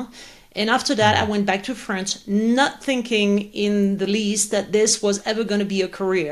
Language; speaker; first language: English; non-native, fluent; French